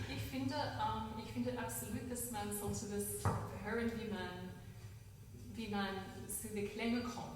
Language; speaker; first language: German; non-native, learner; English